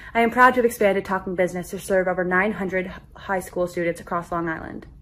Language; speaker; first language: English; native; English